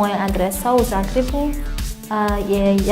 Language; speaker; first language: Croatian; non-native, learner; Arabic